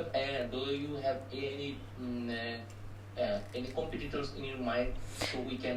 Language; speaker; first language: English; non-native, learner; Bangla